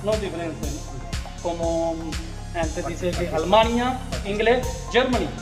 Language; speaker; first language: Spanish; non-native, learner; Urdu